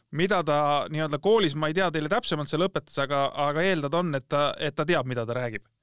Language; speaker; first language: Estonian; native; Estonian